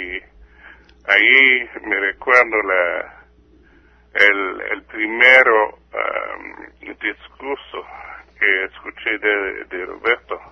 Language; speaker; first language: Spanish; non-native, fluent; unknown